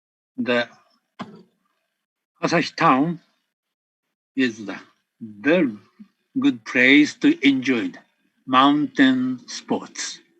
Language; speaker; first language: English; non-native, fluent; Japanese